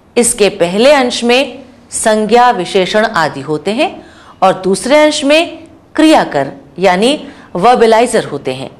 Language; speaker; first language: Hindi; native; Hindi